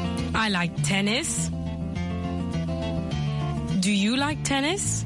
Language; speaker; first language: English; non-native, fluent; French